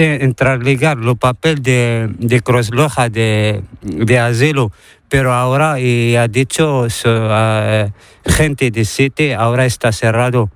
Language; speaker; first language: Spanish; non-native, learner; Arabic